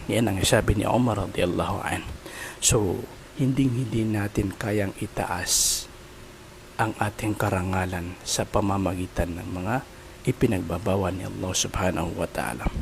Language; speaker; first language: Filipino; non-native, local second language; Maranao